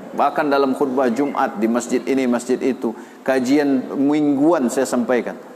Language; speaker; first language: Malay; non-native, local second language; Minangkabau